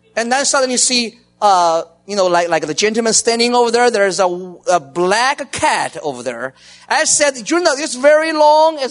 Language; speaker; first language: English; non-native, learner; Chinese